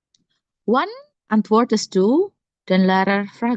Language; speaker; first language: German; non-native, learner; Indonesian